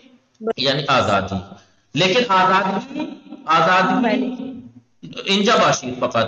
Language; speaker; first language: Persian; non-native, fluent; Urdu